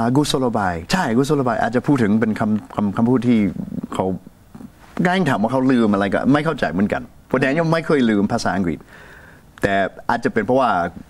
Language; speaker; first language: Thai; non-native, fluent; English